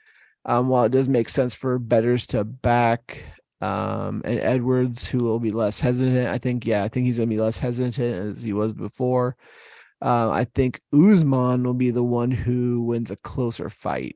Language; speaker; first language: English; native; English